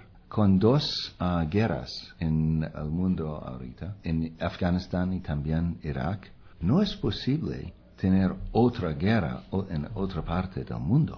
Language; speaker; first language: Spanish; non-native, fluent; English